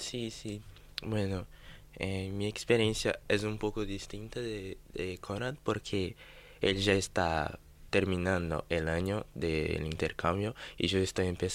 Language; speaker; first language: Spanish; non-native, fluent; Portuguese